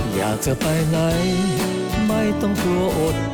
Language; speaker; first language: Thai; non-native, learner; English